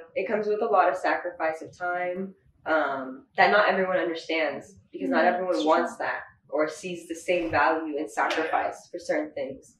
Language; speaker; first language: English; native; English